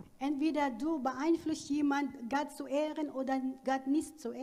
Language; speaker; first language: German; non-native, fluent; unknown